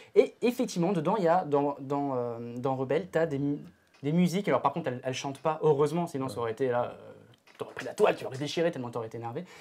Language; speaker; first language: French; native; French